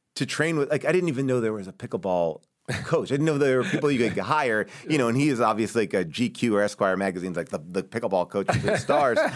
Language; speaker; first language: English; native; English